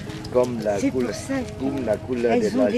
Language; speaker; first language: French; non-native, fluent; Burmese